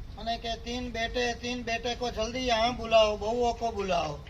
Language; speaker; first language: Hindi; non-native, local second language; Gujarati